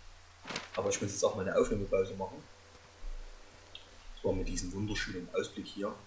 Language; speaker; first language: German; native; German